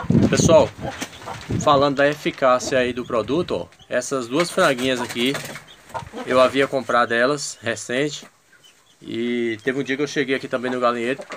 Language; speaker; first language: Portuguese; native; Portuguese